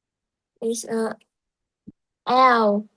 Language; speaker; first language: English; non-native, learner; Vietnamese